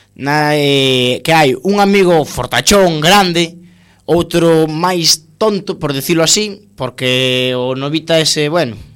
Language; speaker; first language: Galician; non-native, local second language; Spanish